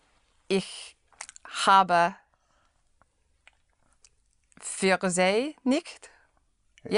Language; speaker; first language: German; non-native, learner; English